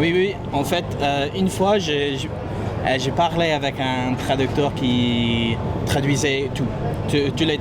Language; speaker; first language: French; non-native, fluent; English